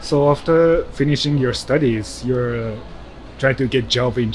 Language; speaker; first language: English; non-native, fluent; Japanese